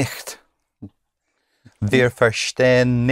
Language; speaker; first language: German; non-native, learner; English